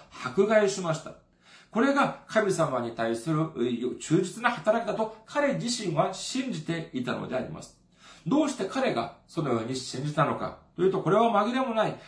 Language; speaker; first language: Japanese; non-native, fluent; Korean